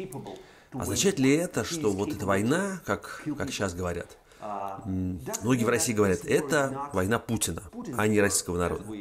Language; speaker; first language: Russian; native; Russian